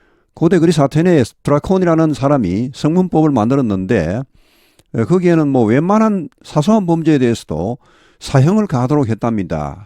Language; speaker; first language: Korean; native; Korean